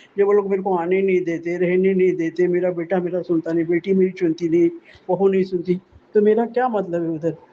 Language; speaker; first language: Hindi; non-native, local second language; Marathi